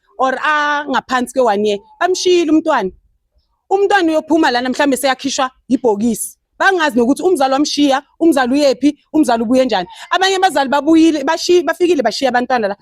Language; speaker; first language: Zulu; native; Zulu